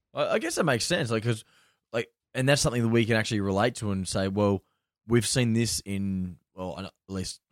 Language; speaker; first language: English; native; English